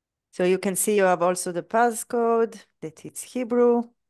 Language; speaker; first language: English; non-native, fluent; Hebrew